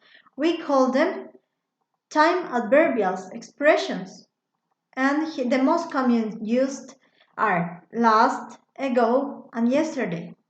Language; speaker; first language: English; non-native, fluent; Spanish